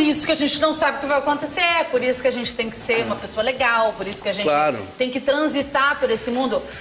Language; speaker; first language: Portuguese; native; Portuguese